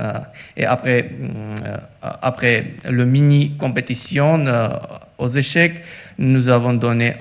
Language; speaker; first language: French; non-native, learner; Georgian